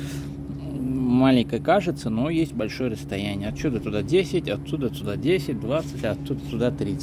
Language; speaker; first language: Russian; native; Russian